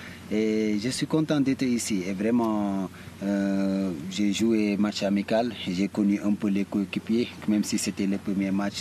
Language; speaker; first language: French; early bilingual, heritage; Italian